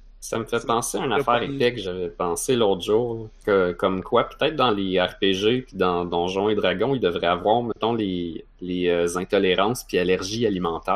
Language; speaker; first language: French; native; French